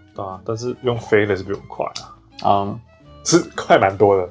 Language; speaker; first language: Chinese; native; Chinese